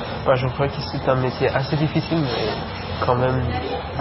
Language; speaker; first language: French; non-native, learner; Persian